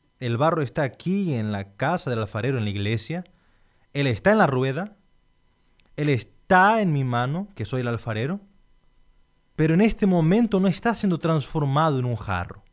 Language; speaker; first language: Spanish; non-native, fluent; Portuguese